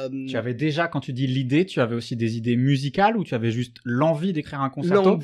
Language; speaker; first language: French; native; French